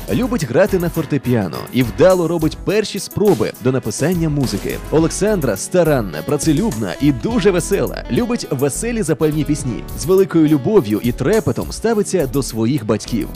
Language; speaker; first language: Ukrainian; native; Ukrainian